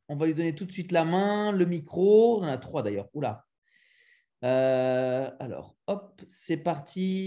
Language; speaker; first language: French; native; French